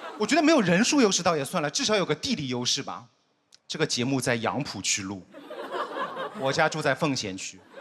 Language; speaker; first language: Chinese; native; Chinese